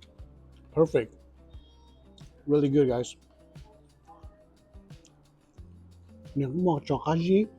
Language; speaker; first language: English; early bilingual, heritage; Hmong